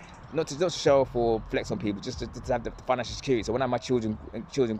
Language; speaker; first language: English; native; English